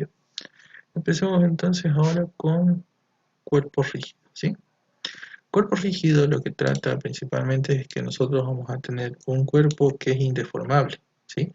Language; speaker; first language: Spanish; native; Spanish